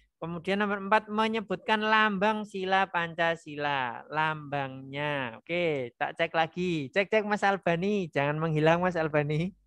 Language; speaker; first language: Indonesian; non-native, local second language; Javanese